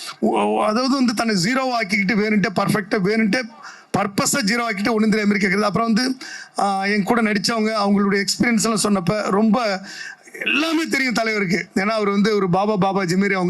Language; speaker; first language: Tamil; native; Tamil